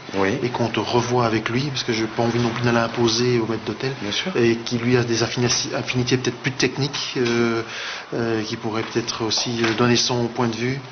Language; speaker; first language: French; native; French